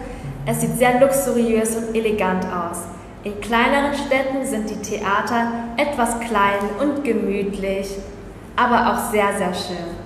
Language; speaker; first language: German; early bilingual, other home language; Vietnamese